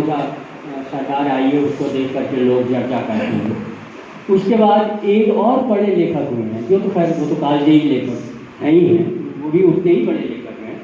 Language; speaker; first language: Hindi; native; Hindi